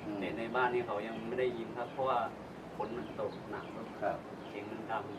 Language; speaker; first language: Thai; native; Thai